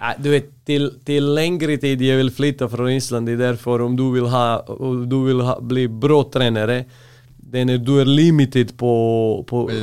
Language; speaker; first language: Swedish; non-native, learner; Serbian